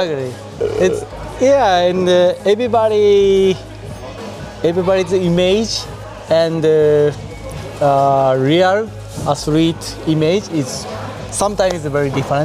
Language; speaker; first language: English; non-native, learner; Japanese